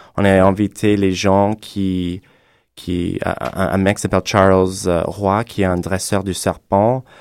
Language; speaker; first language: French; non-native, fluent; English